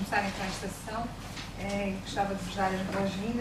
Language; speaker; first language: Portuguese; non-native, learner; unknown